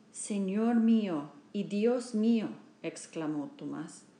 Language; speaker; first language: Spanish; non-native, learner; English